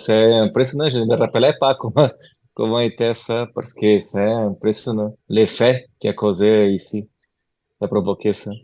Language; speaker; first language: French; non-native, learner; Portuguese